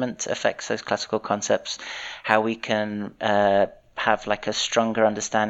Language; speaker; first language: English; native; English